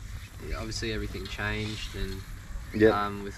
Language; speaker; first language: English; native; English